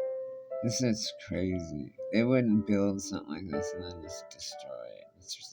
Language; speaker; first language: English; native; English